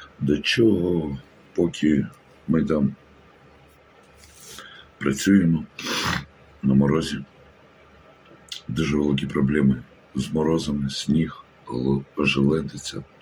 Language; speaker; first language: Ukrainian; native; Ukrainian